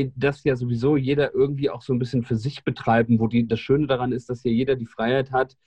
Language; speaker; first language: German; native; German